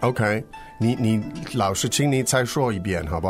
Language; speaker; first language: Chinese; non-native, fluent; English